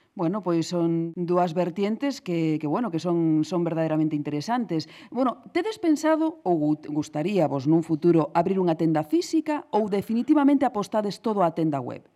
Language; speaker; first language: Galician; native; Galician